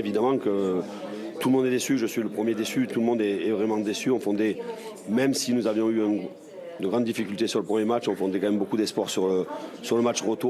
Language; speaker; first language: French; native; French